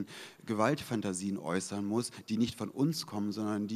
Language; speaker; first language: German; native; German